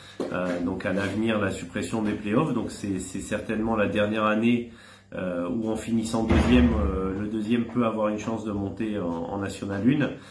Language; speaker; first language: French; native; French